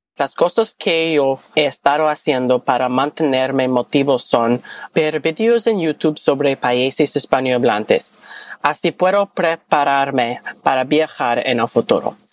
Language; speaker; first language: Spanish; non-native, learner; English